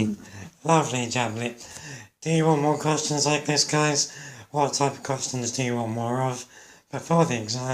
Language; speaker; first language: English; native; English